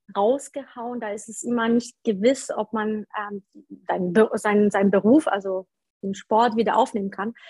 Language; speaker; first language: German; early bilingual, other home language; Polish